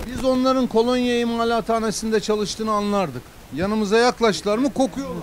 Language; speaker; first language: Turkish; native; Turkish